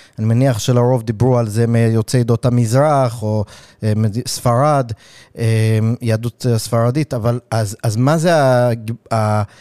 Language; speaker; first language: Hebrew; early bilingual, other home language; English